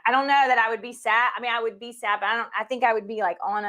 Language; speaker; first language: English; native; English